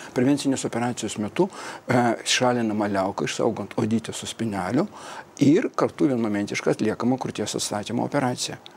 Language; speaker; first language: Lithuanian; non-native, fluent; Russian